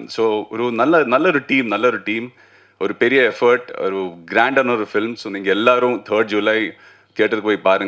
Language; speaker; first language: Tamil; non-native, fluent; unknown